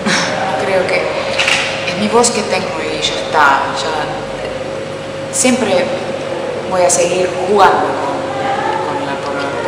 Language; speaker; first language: Spanish; non-native, fluent; Finnish